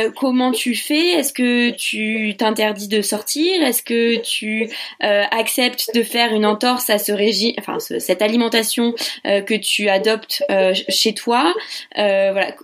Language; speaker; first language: French; native; French